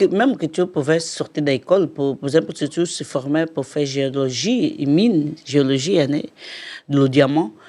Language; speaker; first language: French; non-native, learner; Portuguese